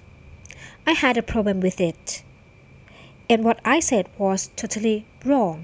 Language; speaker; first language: English; non-native, fluent; Thai